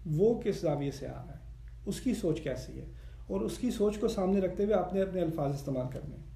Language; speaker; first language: Urdu; early bilingual, heritage; Urdu